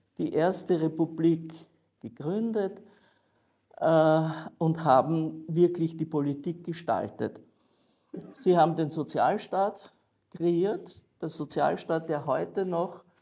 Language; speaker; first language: German; native; German